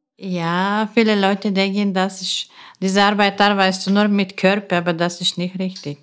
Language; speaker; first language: German; non-native, learner; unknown